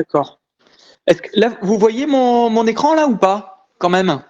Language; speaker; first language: French; native; French